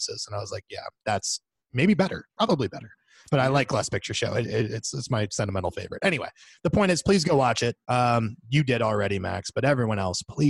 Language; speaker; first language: English; native; English